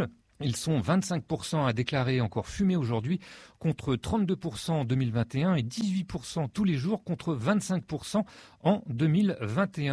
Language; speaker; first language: French; native; French